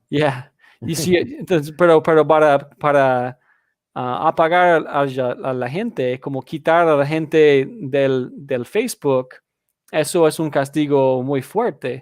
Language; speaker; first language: Spanish; non-native, fluent; English